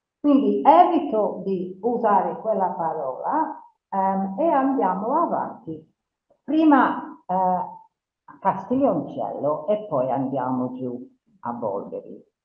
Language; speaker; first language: Italian; non-native, fluent; English